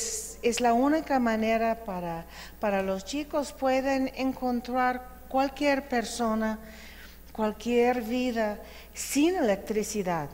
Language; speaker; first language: Spanish; non-native, fluent; English